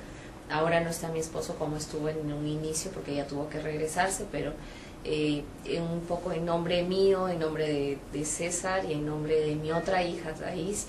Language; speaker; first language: Spanish; native; Spanish